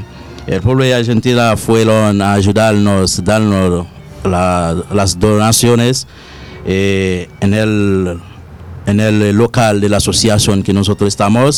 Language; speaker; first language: Spanish; non-native, learner; Haitian Creole